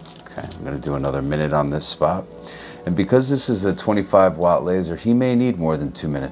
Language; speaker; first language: English; native; English